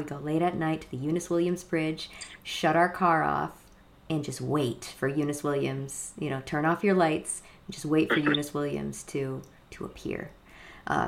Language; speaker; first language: English; native; English